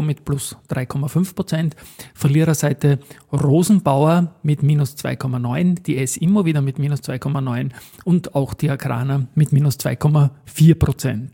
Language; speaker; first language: German; native; German